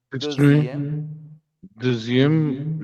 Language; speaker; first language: French; non-native, learner; Hindi